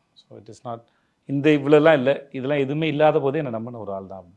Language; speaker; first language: Tamil; native; Tamil